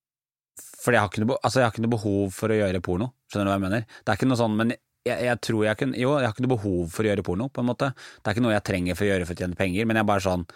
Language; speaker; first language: Norwegian; native; Norwegian